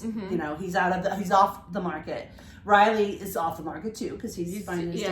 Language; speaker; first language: English; native; English